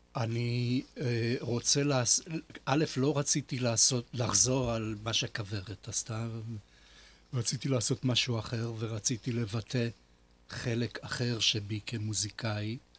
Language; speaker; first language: Hebrew; non-native, fluent; Polish